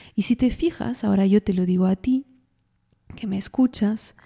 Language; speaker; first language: Spanish; non-native, fluent; French